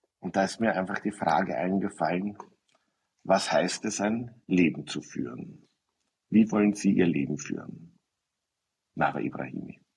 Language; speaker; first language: German; native; German